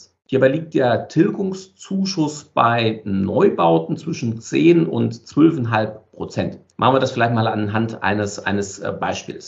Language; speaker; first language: German; native; German